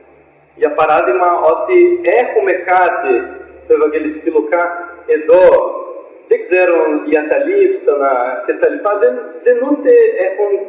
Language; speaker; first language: Greek; non-native, fluent; Portuguese